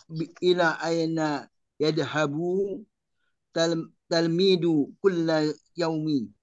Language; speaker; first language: Arabic; non-native, learner; Indonesian